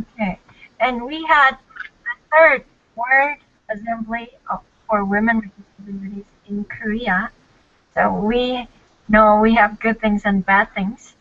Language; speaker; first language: English; non-native, learner; Korean